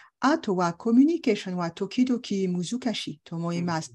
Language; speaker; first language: Japanese; non-native, learner; French